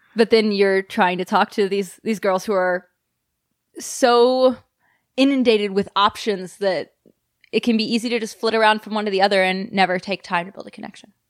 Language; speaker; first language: English; native; English